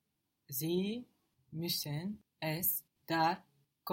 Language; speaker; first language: German; non-native, learner; English